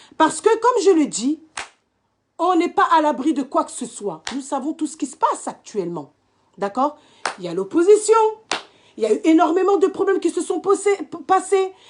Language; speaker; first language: French; native; French